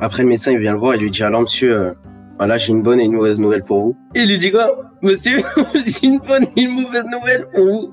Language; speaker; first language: French; native; French